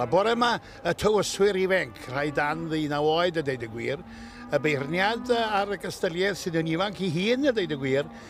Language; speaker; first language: Welsh; native; Welsh